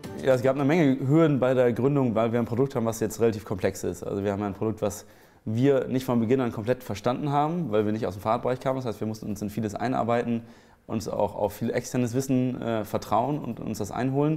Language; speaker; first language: German; native; German